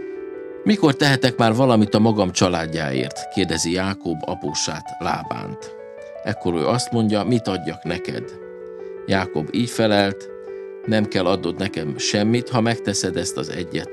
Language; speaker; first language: Hungarian; native; Hungarian